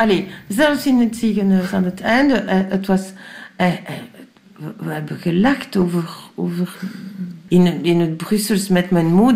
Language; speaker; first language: Dutch; non-native, local second language; French